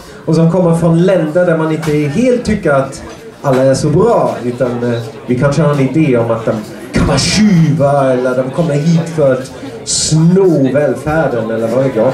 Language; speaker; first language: Swedish; non-native, fluent; German